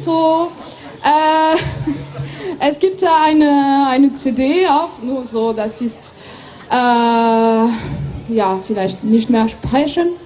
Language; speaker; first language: German; non-native, learner; French